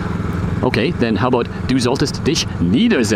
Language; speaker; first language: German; non-native, fluent; English